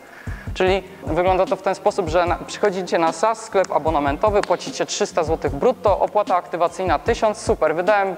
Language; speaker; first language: Polish; native; Polish